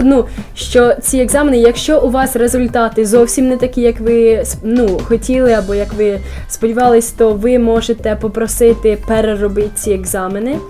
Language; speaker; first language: Ukrainian; early bilingual, heritage; Ukrainian